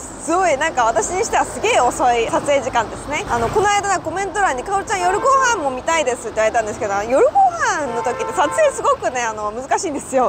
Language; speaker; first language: Japanese; native; Japanese